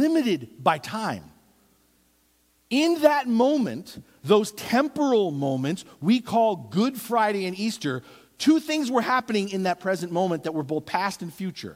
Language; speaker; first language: English; native; English